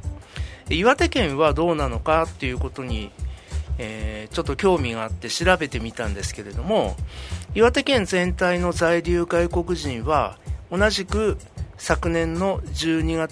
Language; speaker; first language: Japanese; native; Japanese